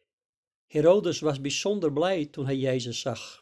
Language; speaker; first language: Dutch; native; Dutch